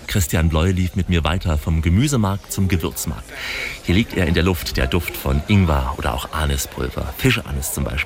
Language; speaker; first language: German; native; German